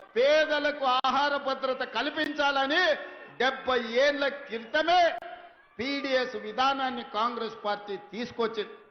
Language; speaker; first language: Telugu; native; Telugu